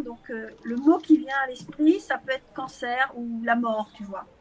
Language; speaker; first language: French; native; French